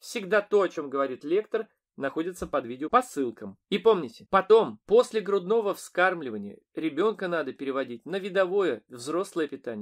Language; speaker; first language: Russian; native; Russian